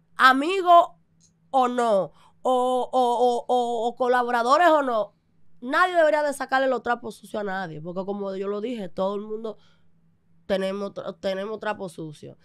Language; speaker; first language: Spanish; early bilingual, other home language; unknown